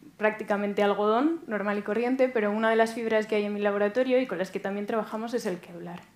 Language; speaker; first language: Spanish; native; Spanish